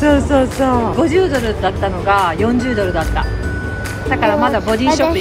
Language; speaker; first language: Japanese; native; Japanese